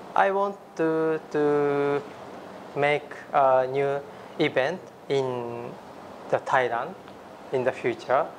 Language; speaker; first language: English; non-native, learner; Japanese